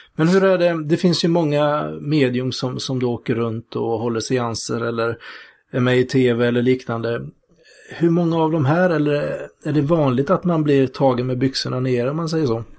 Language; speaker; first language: Swedish; native; Swedish